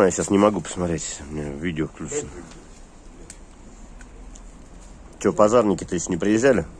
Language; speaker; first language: Russian; native; Russian